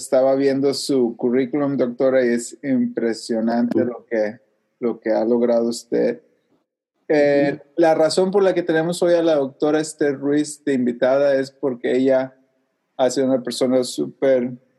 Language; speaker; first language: Spanish; native; Spanish